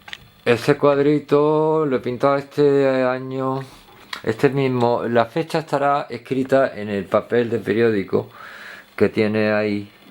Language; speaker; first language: Spanish; early bilingual, heritage; Spanish